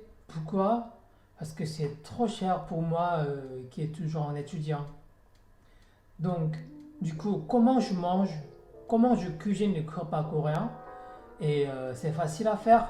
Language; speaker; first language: French; non-native, learner; Korean